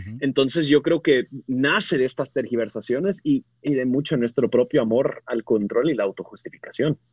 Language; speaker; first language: Spanish; early bilingual, other home language; English